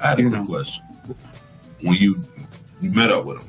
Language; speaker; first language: English; native; English